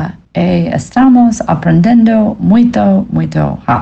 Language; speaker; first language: Portuguese; non-native, learner; English